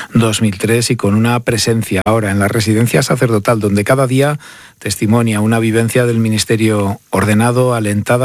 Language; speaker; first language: Spanish; native; Spanish